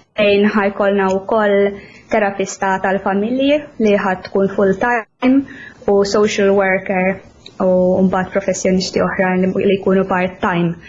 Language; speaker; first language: Maltese; non-native, fluent; Finnish